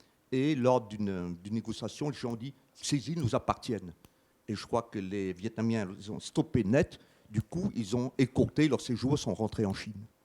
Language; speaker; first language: French; native; French